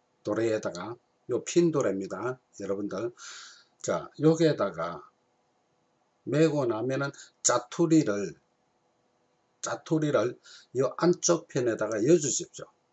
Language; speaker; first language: Korean; native; Korean